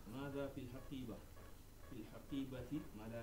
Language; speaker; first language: Arabic; non-native, learner; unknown